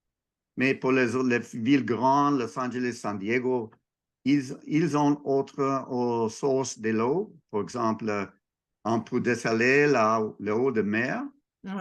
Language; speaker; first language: French; non-native, learner; English